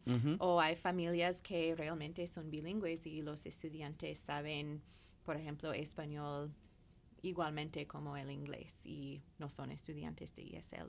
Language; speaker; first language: Spanish; non-native, fluent; English